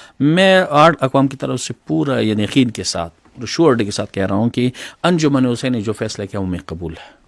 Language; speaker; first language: Urdu; non-native, local second language; Pashto